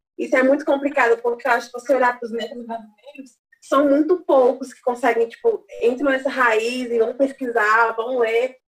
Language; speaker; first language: Portuguese; early bilingual, other home language; English